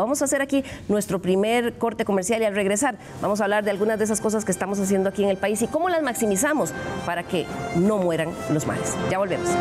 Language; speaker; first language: Spanish; native; Spanish